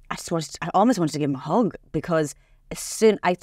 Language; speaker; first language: English; native; English